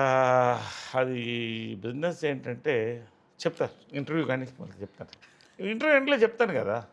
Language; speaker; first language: Telugu; native; Telugu